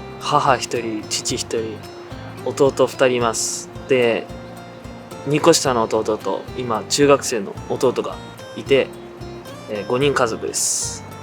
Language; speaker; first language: Japanese; early bilingual, other home language; Portuguese